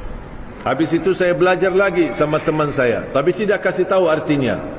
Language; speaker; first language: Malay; non-native, fluent; Arabic